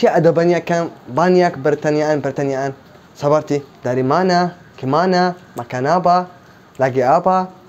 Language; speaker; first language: Indonesian; non-native, learner; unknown